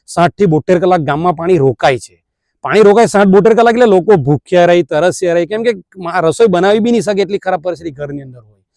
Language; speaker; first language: Gujarati; native; Gujarati